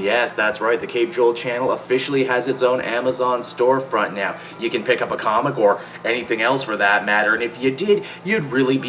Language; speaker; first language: English; native; English